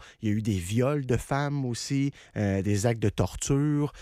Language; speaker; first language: French; native; French